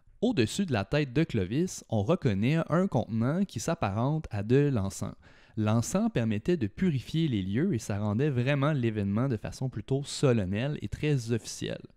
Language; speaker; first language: French; native; French